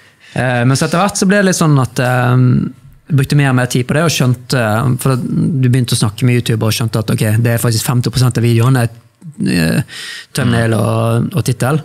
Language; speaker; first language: Norwegian; native; Norwegian